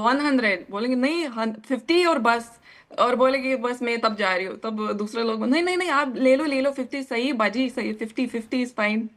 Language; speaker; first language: Hindi; non-native, learner; Lithuanian